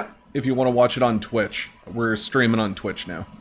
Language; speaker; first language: English; native; English